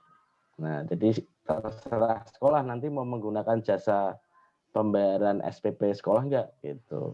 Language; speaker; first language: Indonesian; native; Indonesian